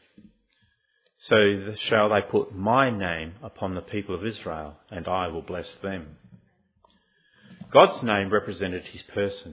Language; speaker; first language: English; native; English